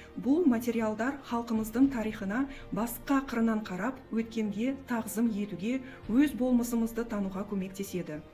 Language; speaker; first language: Kazakh; non-native, local second language; Russian